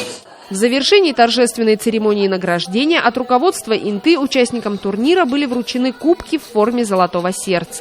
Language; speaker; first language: Russian; native; Russian